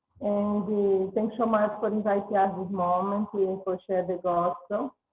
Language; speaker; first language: English; non-native, learner; Portuguese